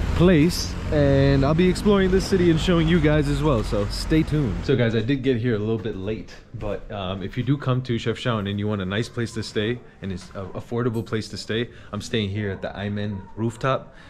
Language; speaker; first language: English; native; English